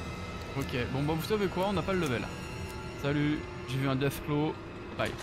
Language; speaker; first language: French; native; French